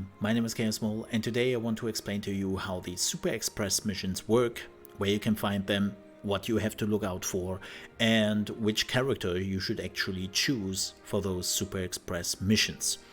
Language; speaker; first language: English; non-native, fluent; German